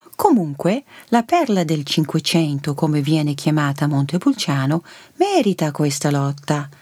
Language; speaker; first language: Italian; early bilingual, heritage; Italian